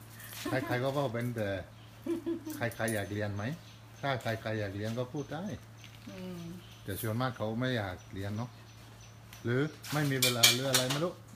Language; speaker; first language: Thai; non-native, fluent; Danish